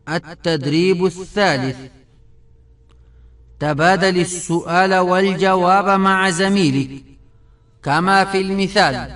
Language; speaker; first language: Arabic; non-native, fluent; Pashto